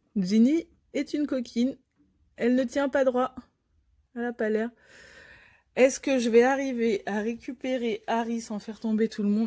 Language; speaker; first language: French; native; French